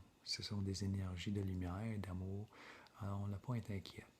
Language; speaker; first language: French; native; French